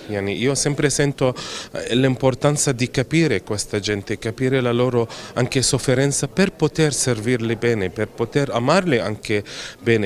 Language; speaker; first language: Italian; non-native, fluent; Arabic